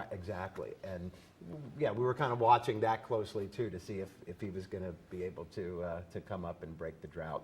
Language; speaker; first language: English; native; English